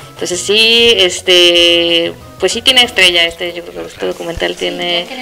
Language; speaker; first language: Spanish; native; Spanish